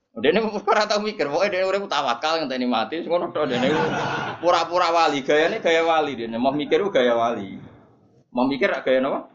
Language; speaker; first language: Indonesian; non-native, local second language; Javanese